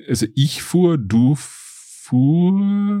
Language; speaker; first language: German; non-native, learner; English